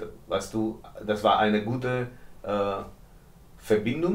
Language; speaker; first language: German; non-native, learner; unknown